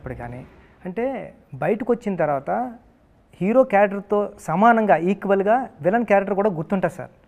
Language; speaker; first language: Telugu; native; Telugu